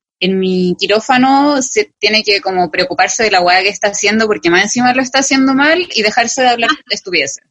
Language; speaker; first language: Spanish; native; Spanish